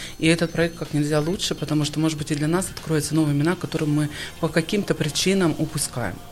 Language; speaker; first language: Russian; native; Russian